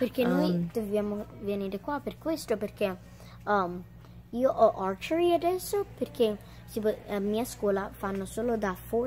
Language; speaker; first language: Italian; early bilingual, heritage; English